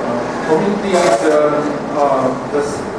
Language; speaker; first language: English; non-native, learner; Japanese